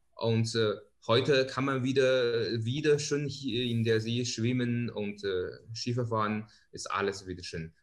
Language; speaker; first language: German; non-native, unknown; Chinese